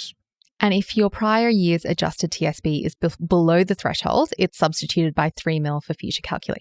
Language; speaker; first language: English; native; English